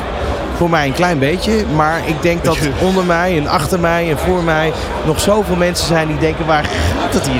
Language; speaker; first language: Dutch; native; Dutch